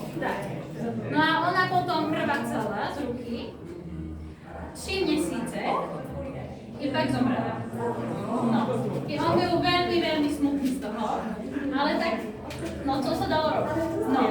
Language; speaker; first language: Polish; non-native, learner; Slovak